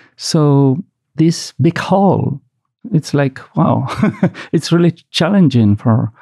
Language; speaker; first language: English; non-native, fluent; Spanish